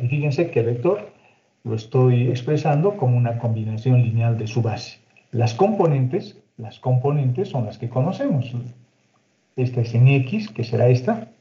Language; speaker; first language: Spanish; native; Spanish